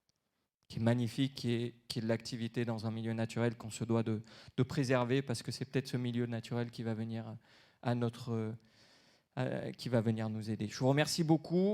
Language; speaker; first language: French; native; French